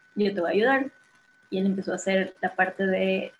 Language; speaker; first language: Spanish; native; Spanish